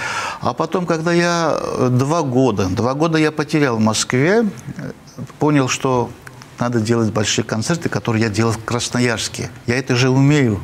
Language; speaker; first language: Russian; non-native, fluent; Armenian